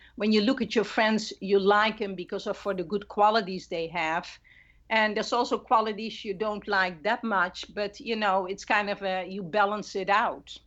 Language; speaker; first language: English; non-native, fluent; Dutch